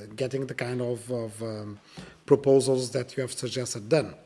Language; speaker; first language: English; non-native, fluent; Portuguese